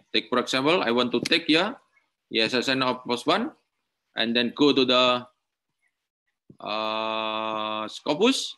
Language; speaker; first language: English; non-native, learner; Indonesian